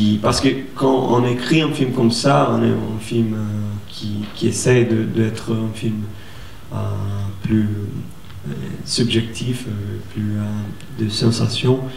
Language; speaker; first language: French; non-native, fluent; Portuguese